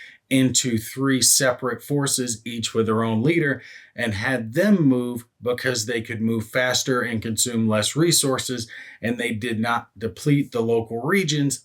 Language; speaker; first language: English; native; English